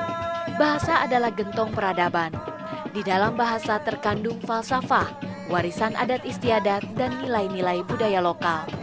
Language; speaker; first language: Indonesian; native; Indonesian